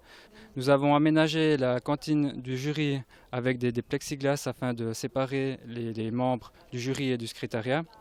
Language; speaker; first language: French; native; French